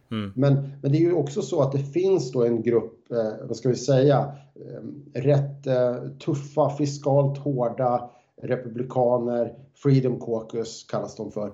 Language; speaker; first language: Swedish; native; Swedish